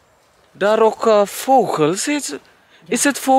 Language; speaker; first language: Dutch; non-native, learner; Indonesian